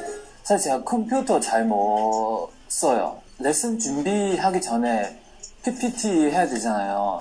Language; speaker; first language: Korean; non-native, fluent; Chinese